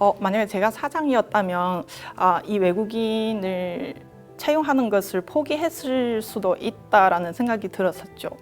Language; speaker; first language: Korean; non-native, fluent; Chinese